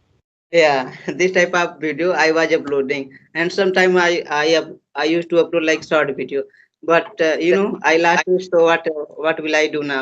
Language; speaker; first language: English; non-native, learner; Hindi